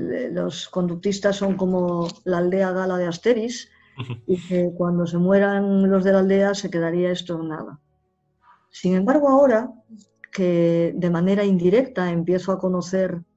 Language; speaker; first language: Spanish; native; Spanish